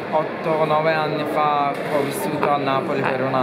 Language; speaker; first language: Italian; non-native, fluent; Turkish